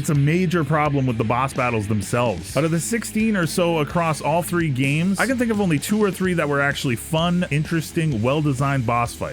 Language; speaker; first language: English; native; English